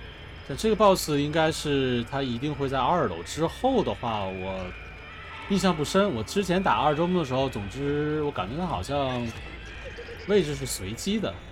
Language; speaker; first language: Chinese; native; Chinese